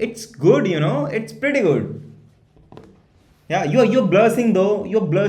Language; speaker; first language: English; non-native, learner; Hindi